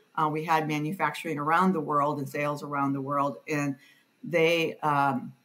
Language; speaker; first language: English; native; English